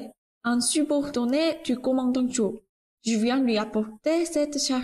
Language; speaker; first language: French; non-native, learner; Korean